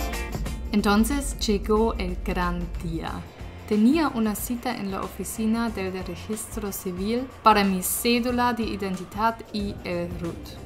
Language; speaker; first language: Spanish; non-native, learner; German